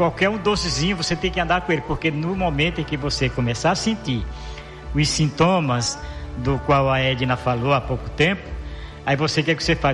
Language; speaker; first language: Portuguese; native; Portuguese